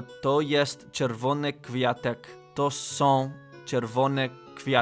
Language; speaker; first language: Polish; non-native, learner; English